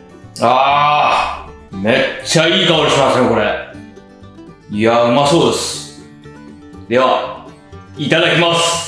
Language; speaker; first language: Japanese; native; Japanese